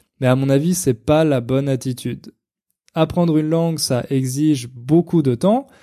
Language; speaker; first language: French; native; French